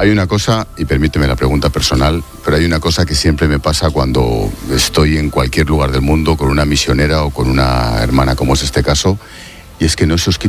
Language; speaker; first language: Spanish; native; Spanish